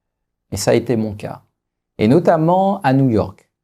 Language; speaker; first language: French; native; French